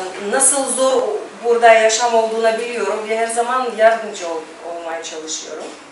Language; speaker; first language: Turkish; non-native, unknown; Russian